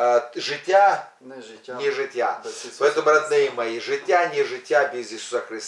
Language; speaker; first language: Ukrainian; non-native, local second language; Russian